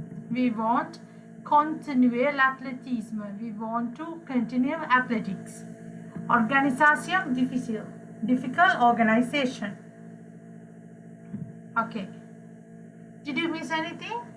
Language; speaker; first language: English; non-native, local second language; Sinhala